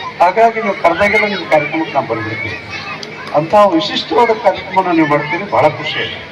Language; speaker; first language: Kannada; native; Kannada